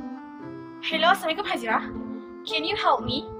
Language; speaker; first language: English; non-native, learner; Malay